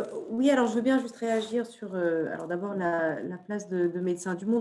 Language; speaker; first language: French; native; French